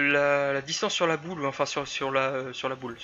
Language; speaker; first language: French; native; French